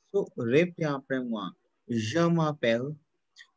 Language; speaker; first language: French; non-native, fluent; Hindi